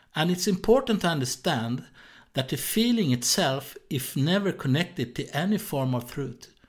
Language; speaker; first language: English; non-native, fluent; Swedish